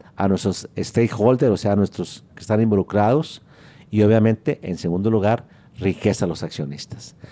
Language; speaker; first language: Spanish; native; Spanish